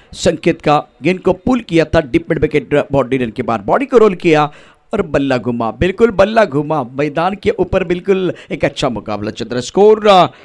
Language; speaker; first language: Hindi; non-native, local second language; Marathi